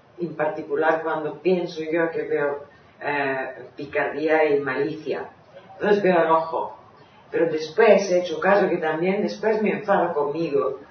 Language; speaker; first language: Spanish; non-native, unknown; Greek